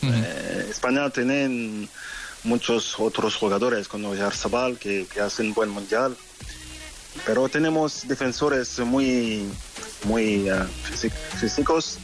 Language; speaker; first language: Spanish; non-native, fluent; French